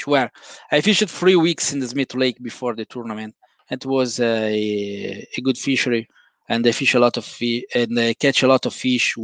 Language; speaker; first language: English; non-native, fluent; Italian